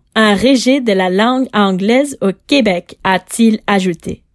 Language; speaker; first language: French; non-native, fluent; English